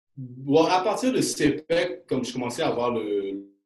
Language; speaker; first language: French; early bilingual, other home language; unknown